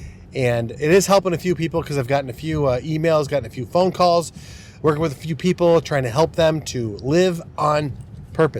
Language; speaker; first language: English; native; English